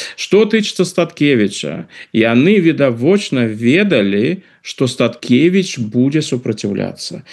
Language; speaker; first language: Belarusian; non-native, local second language; Russian